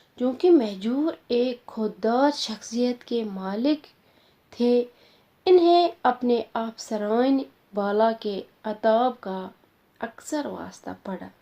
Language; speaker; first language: Urdu; non-native, local second language; Kashmiri